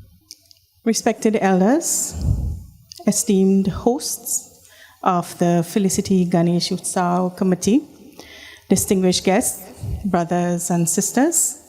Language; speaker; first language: English; native; English